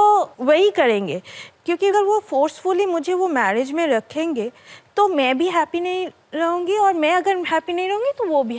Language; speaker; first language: Hindi; non-native, local second language; Bangla